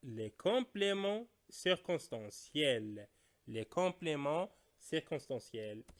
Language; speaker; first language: French; non-native, local second language; Arabic